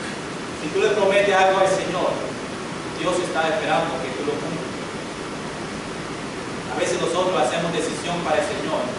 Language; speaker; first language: Spanish; non-native, fluent; English